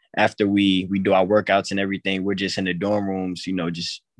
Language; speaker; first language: English; native; English